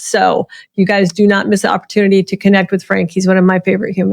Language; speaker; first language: English; native; English